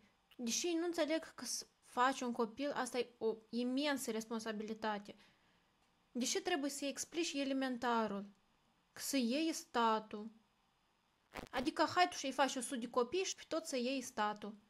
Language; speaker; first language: Romanian; native; Romanian